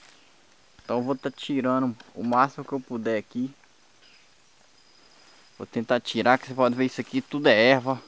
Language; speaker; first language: Portuguese; native; Portuguese